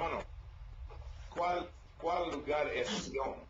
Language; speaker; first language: Spanish; non-native, learner; English